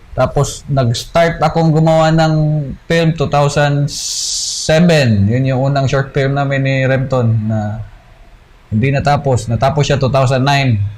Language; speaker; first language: Filipino; non-native, local second language; Cebuano